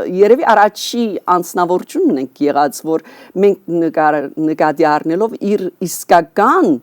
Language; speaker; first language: Armenian; early bilingual, heritage; Armenian